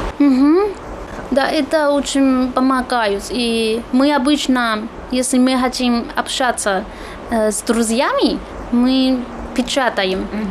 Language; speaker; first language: Russian; non-native, fluent; Chinese